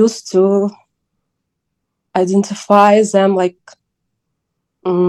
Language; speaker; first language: English; non-native, learner; Ukrainian